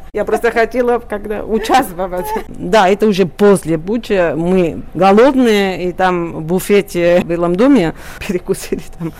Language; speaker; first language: Russian; non-native, fluent; Catalan